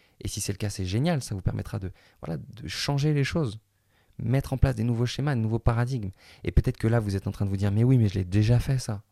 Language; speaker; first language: French; native; French